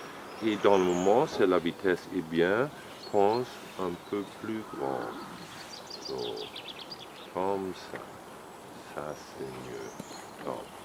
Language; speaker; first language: French; non-native, learner; German